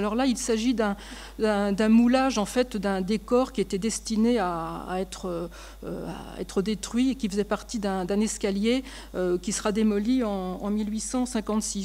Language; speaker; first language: French; native; French